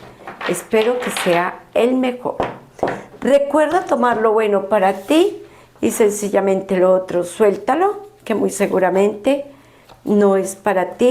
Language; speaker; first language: Spanish; native; Spanish